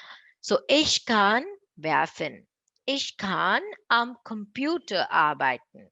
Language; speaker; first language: German; non-native, learner; Tamil